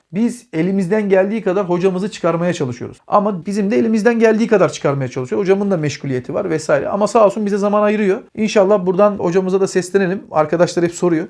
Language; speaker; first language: Turkish; native; Turkish